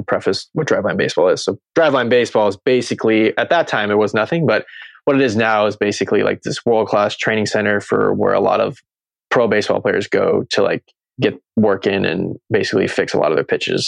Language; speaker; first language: English; native; English